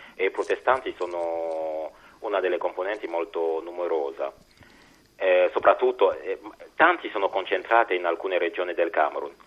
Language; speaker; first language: Italian; non-native, fluent; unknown